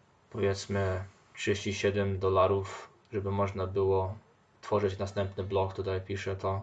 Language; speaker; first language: Polish; early bilingual, heritage; Polish